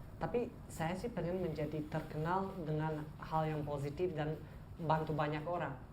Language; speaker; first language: Indonesian; non-native, fluent; Tajik